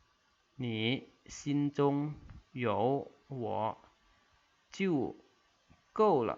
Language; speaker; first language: Chinese; non-native, fluent; Lao